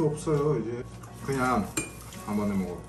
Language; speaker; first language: Korean; non-native, learner; Russian